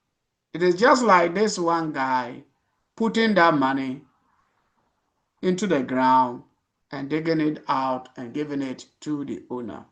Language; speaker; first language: English; non-native, local second language; Akan